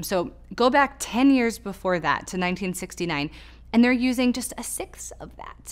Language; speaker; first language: English; native; English